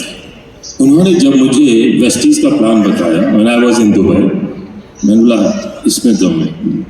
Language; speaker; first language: Hindi; native; Hindi